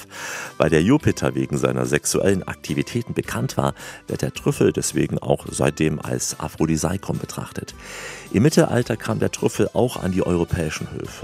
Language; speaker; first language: German; native; German